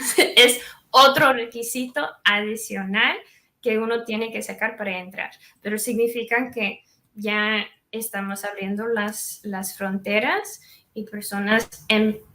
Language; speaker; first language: Spanish; non-native, fluent; English